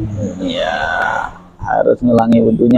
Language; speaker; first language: Indonesian; native; Indonesian